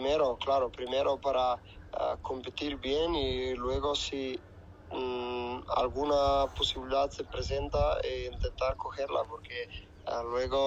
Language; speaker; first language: Spanish; non-native, fluent; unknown